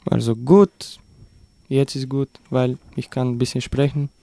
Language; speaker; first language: German; non-native, learner; Bulgarian